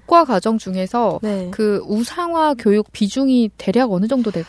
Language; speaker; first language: Korean; native; Korean